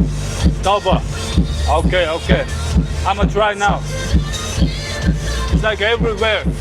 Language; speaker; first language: English; non-native, learner; Mongolian